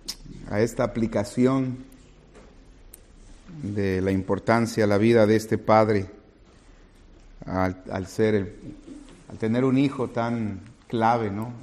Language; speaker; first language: Spanish; native; Spanish